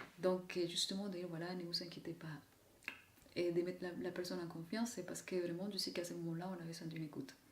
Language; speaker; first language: French; non-native, fluent; Spanish